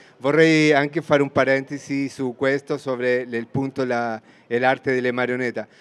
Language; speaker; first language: Italian; non-native, fluent; Spanish